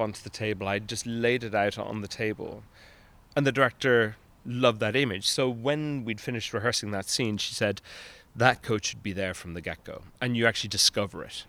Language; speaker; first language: English; native; English